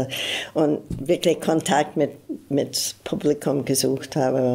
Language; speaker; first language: German; non-native, fluent; English